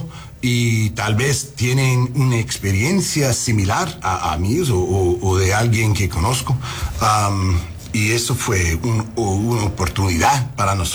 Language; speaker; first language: Spanish; non-native, learner; English